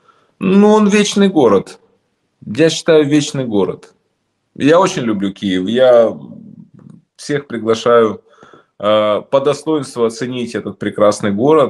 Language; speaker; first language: Russian; native; Russian